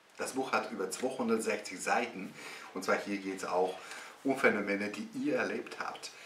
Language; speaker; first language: German; non-native, fluent; Russian